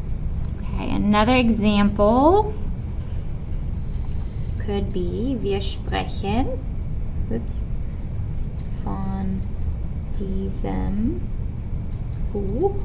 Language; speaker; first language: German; non-native, fluent; English